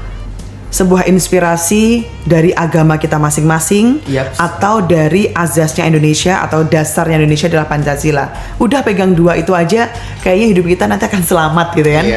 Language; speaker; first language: Indonesian; native; Indonesian